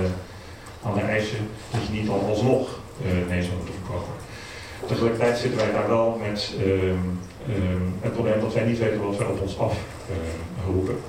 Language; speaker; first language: Dutch; native; Dutch